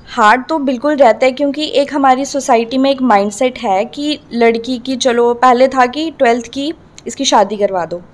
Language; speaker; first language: Hindi; native; Hindi